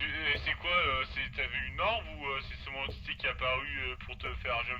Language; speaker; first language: French; native; French